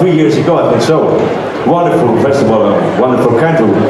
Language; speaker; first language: English; non-native, fluent; Spanish